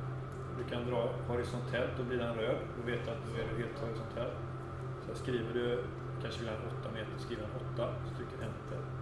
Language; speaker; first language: Swedish; native; Swedish